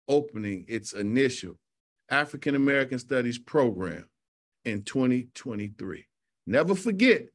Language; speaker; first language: English; native; English